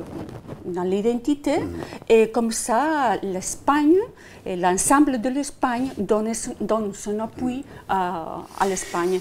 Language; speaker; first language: French; non-native, fluent; Spanish